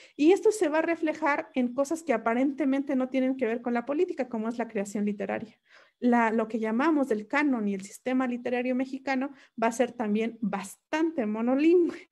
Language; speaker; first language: Spanish; non-native, local second language; Mixtepec Mixtec